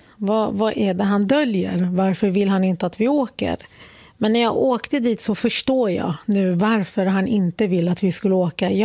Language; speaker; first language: Swedish; early bilingual, other home language; Arabic